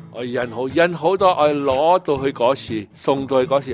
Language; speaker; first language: Cantonese; native; Cantonese